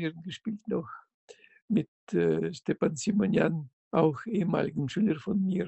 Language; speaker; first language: German; non-native, fluent; Russian